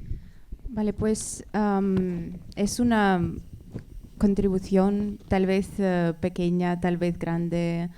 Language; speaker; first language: Spanish; non-native, fluent; Russian